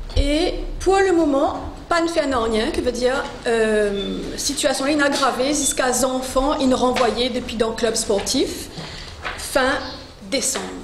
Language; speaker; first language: French; non-native, local second language; Morisyen